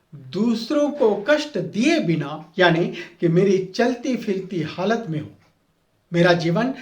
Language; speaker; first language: Hindi; non-native, local second language; Marathi